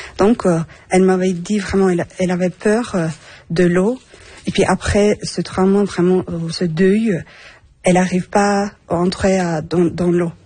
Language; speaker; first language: French; non-native, learner; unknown